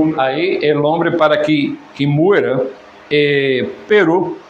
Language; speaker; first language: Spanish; non-native, learner; Portuguese